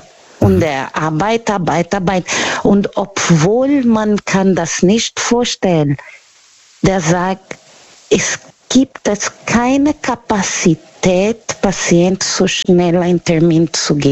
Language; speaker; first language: German; non-native, learner; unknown